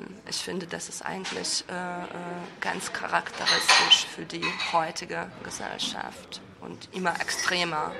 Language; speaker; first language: German; non-native, fluent; Hungarian